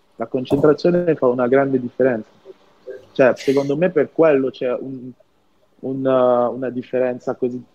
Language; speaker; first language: Italian; non-native, fluent; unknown